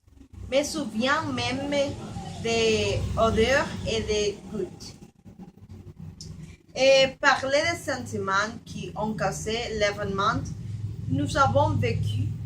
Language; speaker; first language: French; non-native, learner; Spanish